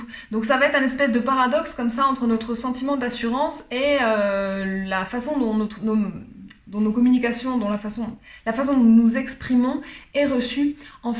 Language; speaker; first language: French; native; French